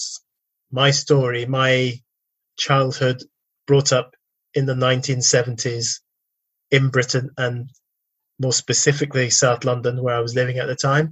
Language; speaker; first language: English; native; English